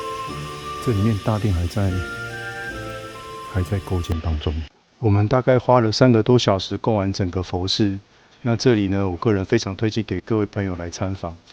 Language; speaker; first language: Chinese; native; Chinese